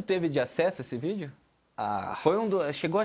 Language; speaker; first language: Portuguese; native; Portuguese